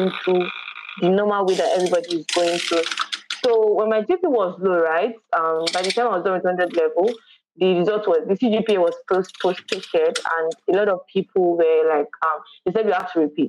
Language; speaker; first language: English; non-native, local second language; Yoruba